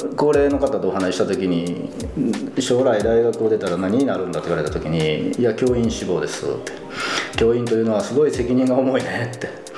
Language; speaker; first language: Japanese; native; Japanese